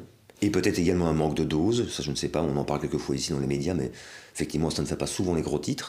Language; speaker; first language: French; native; French